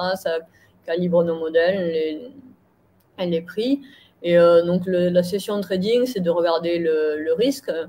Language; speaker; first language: French; native; French